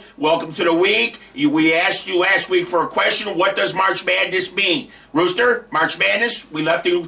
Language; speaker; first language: English; native; English